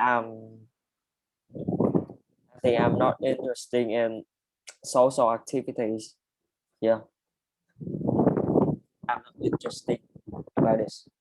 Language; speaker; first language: English; non-native, learner; Vietnamese